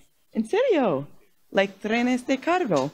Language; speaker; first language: Spanish; non-native, learner; English